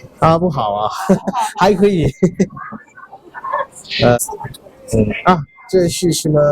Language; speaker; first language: Chinese; non-native, learner; Thai